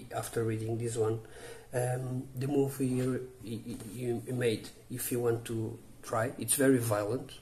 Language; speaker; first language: English; non-native, learner; Portuguese